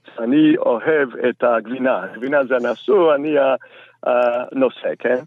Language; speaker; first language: Hebrew; non-native, fluent; English